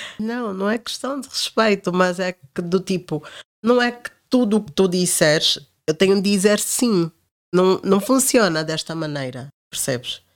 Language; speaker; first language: Portuguese; native; Portuguese